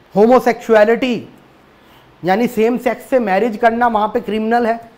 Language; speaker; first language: Hindi; native; Hindi